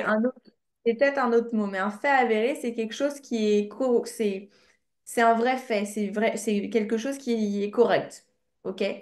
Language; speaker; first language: French; native; French